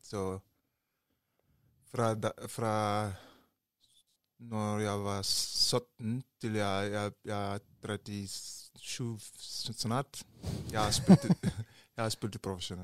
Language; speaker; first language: Norwegian; non-native, learner; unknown